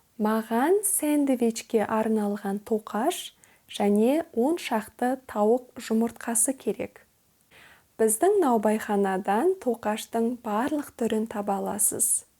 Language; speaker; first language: Kazakh; native; Kazakh